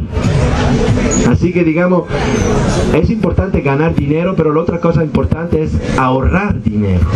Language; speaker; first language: Spanish; non-native, fluent; Italian